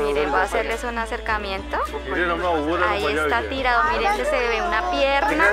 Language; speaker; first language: Spanish; native; Spanish